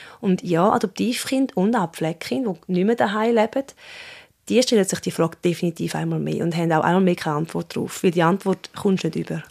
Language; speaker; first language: German; early bilingual, other home language; Swiss German